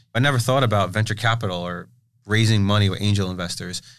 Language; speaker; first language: English; native; English